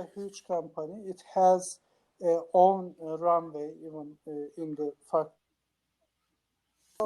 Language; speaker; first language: English; non-native, learner; Turkish